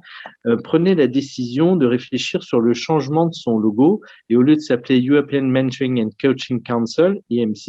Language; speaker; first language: French; native; French